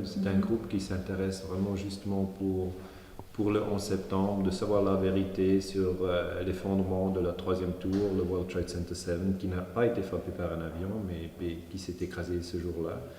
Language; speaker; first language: French; non-native, fluent; German